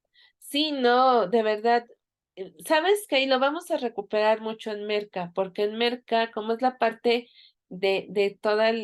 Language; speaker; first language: Spanish; native; Spanish